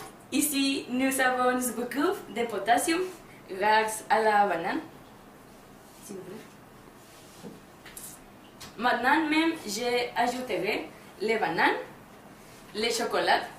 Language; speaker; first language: French; non-native, learner; Spanish